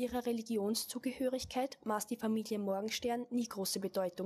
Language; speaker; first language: German; native; German